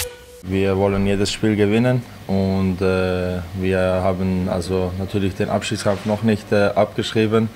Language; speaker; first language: German; non-native, fluent; Serbian